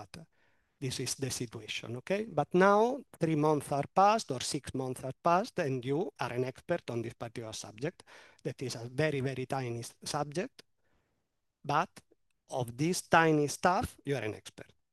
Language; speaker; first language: English; non-native, fluent; Italian